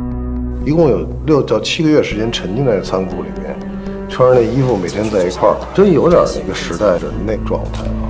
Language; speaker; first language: Chinese; native; Chinese